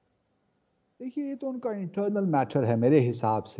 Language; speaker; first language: Urdu; native; Urdu